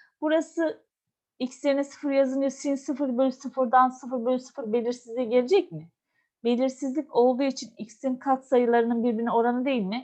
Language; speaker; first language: Turkish; native; Turkish